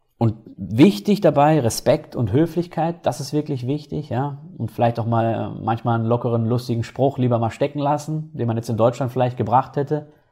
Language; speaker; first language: German; native; German